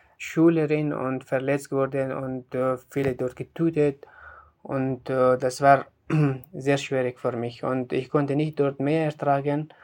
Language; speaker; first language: German; non-native, learner; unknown